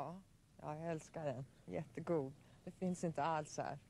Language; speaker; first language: Swedish; early bilingual, heritage; Swedish